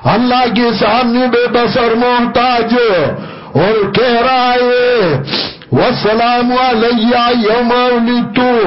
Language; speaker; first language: Urdu; non-native, local second language; Pashto